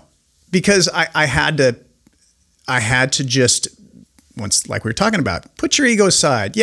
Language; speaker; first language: English; native; English